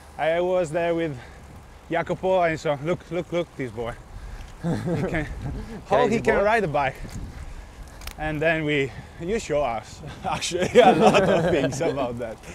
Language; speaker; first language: English; non-native, fluent; Italian